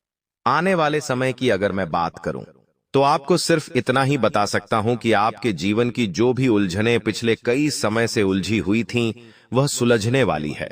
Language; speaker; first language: Hindi; native; Hindi